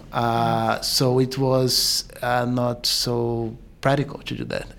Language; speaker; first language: English; non-native, fluent; Portuguese